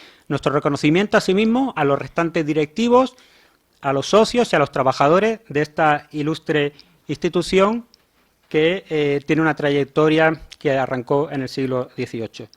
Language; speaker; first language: Spanish; native; Spanish